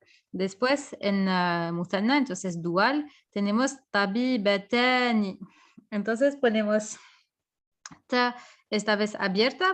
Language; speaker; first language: Spanish; non-native, fluent; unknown